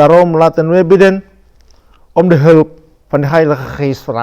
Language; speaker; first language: Dutch; non-native, fluent; Indonesian